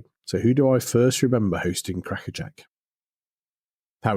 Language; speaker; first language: English; native; English